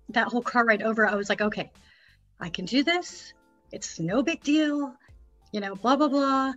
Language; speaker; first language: English; native; English